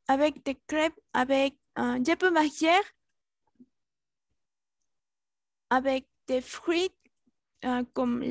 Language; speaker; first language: French; non-native, learner; Spanish